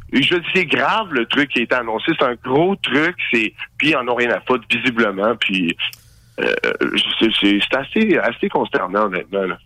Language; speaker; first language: French; native; French